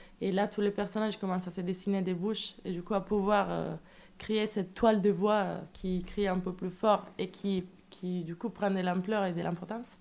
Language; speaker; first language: French; non-native, fluent; Italian